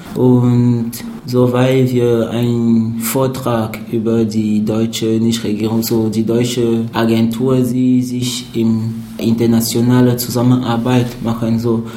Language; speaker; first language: German; non-native, fluent; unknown